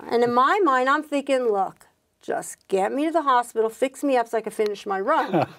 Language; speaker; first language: English; native; English